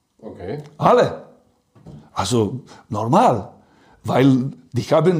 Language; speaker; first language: German; non-native, learner; Serbian